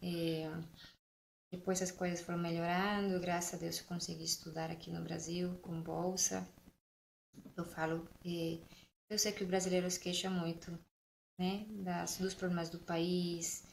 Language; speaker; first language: Portuguese; non-native, fluent; Spanish